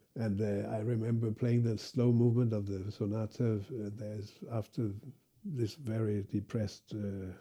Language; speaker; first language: English; non-native, fluent; Danish